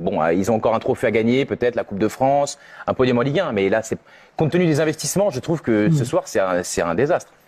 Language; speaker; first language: French; native; French